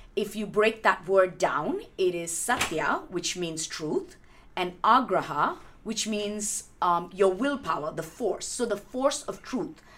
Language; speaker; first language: English; non-native, local second language; Malayalam